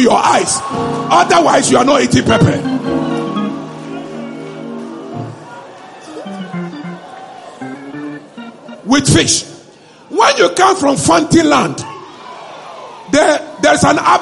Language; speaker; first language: English; non-native, local second language; Ewe